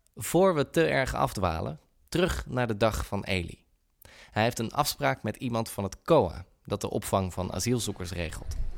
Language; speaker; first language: Dutch; native; Dutch